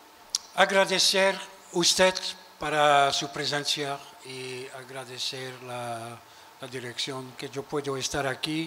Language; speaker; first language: Spanish; non-native, learner; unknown